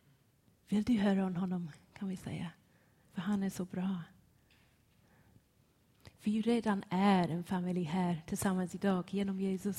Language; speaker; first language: Swedish; non-native, fluent; English